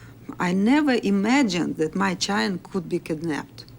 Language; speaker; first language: English; non-native, learner; Russian